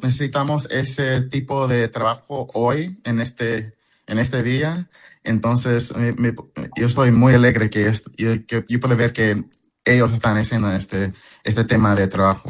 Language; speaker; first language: Spanish; non-native, fluent; English